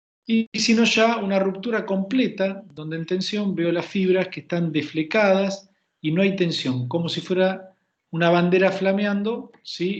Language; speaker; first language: Spanish; native; Spanish